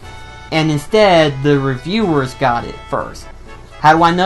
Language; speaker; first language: English; native; English